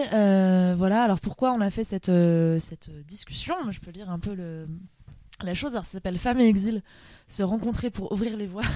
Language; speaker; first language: French; native; French